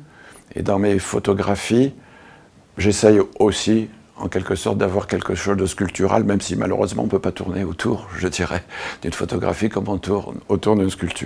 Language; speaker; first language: French; native; French